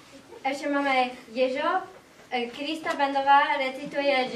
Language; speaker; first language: Czech; native; Czech